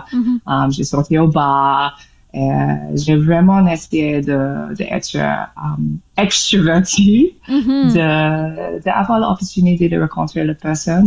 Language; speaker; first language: French; non-native, learner; English